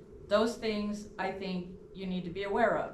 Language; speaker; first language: English; native; English